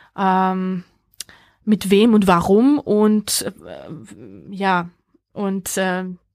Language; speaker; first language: German; early bilingual, other home language; Georgian